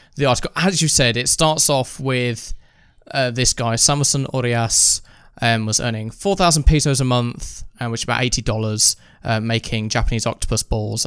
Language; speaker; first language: English; early bilingual, other home language; Filipino